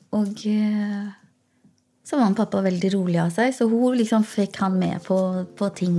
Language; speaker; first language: Norwegian; early bilingual, other home language; Portuguese